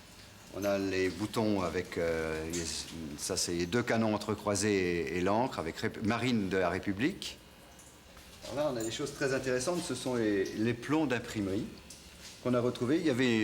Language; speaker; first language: French; native; French